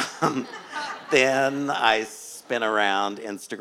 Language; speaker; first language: English; native; English